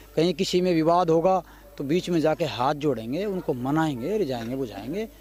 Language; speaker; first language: Hindi; native; Hindi